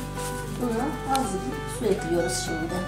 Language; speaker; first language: Turkish; native; Turkish